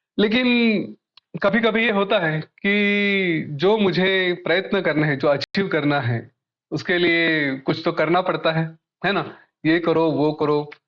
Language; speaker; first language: Hindi; non-native, local second language; Marathi